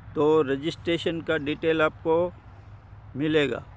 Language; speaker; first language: Hindi; non-native, local second language; Gujarati